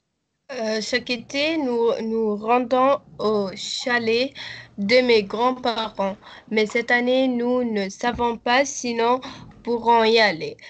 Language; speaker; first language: French; non-native, learner; Arabic